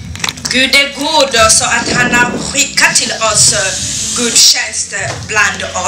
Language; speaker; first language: Swedish; non-native, fluent; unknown